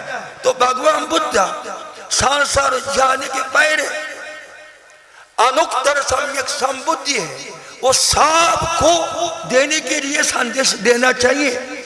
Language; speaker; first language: Hindi; non-native, learner; Japanese